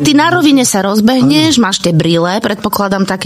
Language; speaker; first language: Slovak; native; Slovak